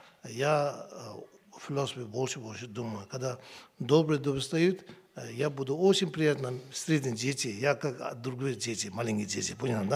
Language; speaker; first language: Russian; non-native, learner; Tibetan